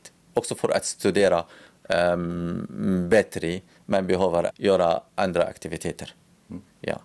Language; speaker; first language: Swedish; non-native, learner; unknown